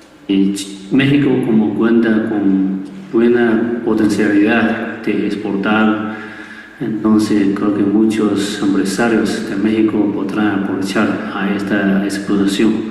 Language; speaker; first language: Spanish; non-native, learner; Chinese